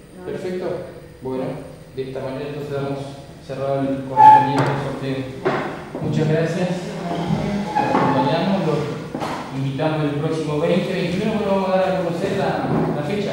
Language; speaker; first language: Spanish; native; Spanish